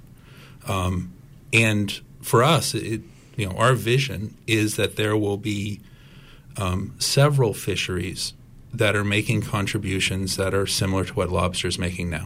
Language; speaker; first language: English; native; English